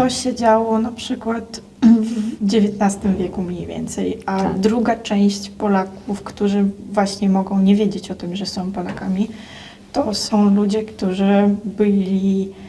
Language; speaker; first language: Polish; non-native, fluent; Russian